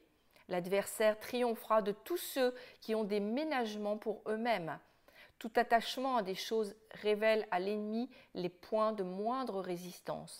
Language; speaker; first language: French; native; French